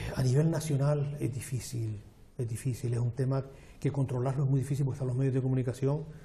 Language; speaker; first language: Spanish; native; Spanish